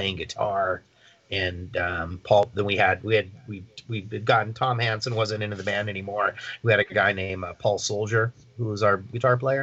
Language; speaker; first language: English; native; English